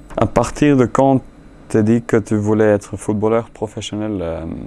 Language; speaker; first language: French; non-native, learner; Icelandic